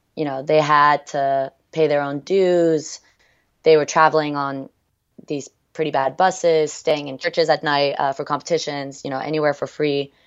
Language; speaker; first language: English; early bilingual, other home language; French